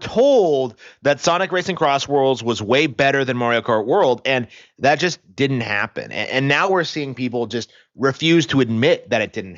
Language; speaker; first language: English; native; English